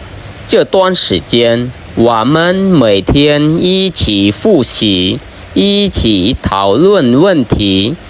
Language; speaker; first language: Chinese; non-native, fluent; Khmer